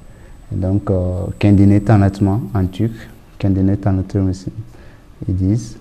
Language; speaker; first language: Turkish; non-native, learner; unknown